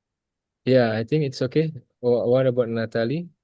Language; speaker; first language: English; non-native, fluent; Indonesian